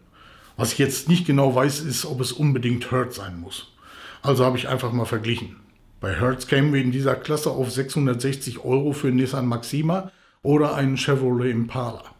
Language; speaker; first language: German; native; German